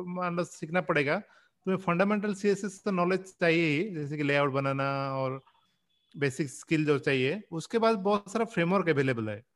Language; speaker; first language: Hindi; non-native, local second language; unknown